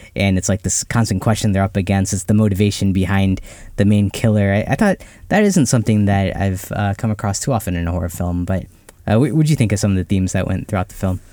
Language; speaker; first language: English; early bilingual, other home language; Hindi